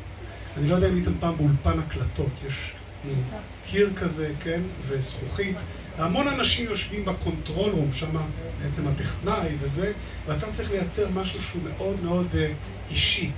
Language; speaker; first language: Hebrew; native; Hebrew